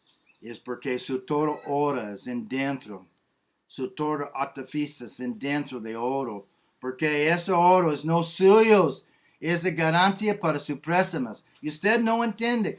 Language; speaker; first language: Spanish; non-native, learner; English